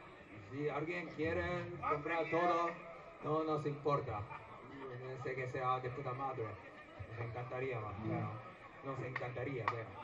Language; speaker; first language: Spanish; non-native, learner; Japanese